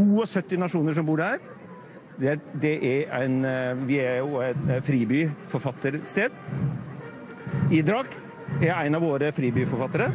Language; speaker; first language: Norwegian; native; Norwegian